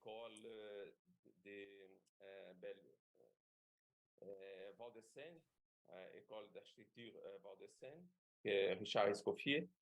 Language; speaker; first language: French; non-native, fluent; Portuguese